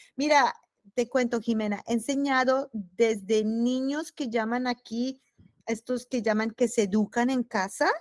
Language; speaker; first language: Spanish; native; Spanish